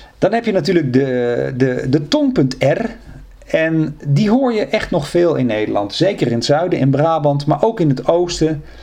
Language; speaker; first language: Dutch; native; Dutch